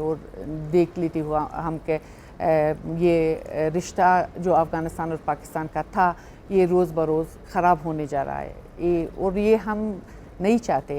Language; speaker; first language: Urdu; non-native, fluent; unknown